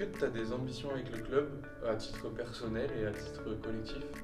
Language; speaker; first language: French; native; French